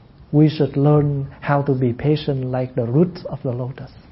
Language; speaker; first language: English; non-native, fluent; Vietnamese